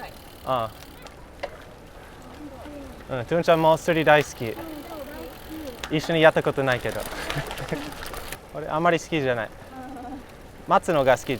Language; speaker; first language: Japanese; non-native, fluent; English